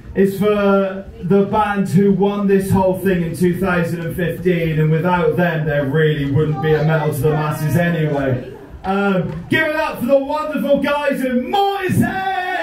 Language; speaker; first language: English; native; English